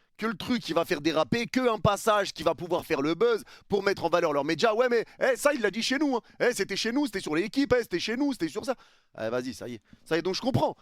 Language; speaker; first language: French; early bilingual, other home language; Arabic